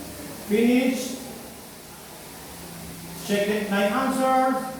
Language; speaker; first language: English; non-native, learner; Spanish